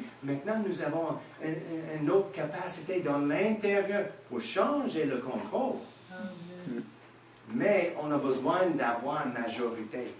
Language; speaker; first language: French; non-native, fluent; English